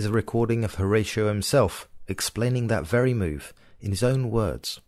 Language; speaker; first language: English; native; English